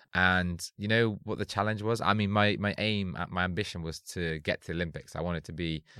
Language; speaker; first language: English; native; English